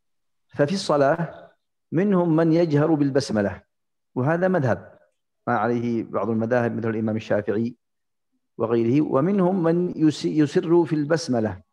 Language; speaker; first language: Arabic; native; Arabic